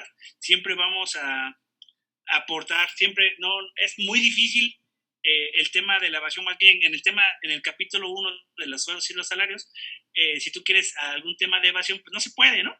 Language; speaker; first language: Spanish; native; Spanish